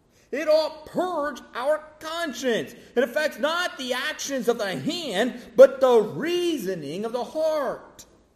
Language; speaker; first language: English; native; English